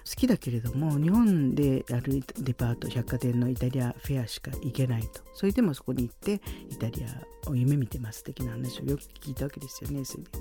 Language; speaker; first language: Japanese; native; Japanese